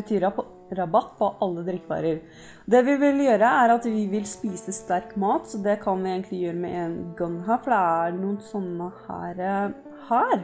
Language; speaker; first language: Norwegian; native; Norwegian